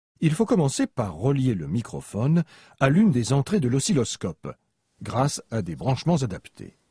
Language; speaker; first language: French; native; French